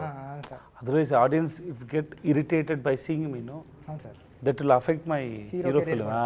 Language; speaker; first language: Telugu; non-native, learner; Tamil